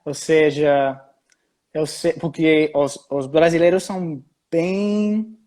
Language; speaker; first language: Portuguese; non-native, fluent; English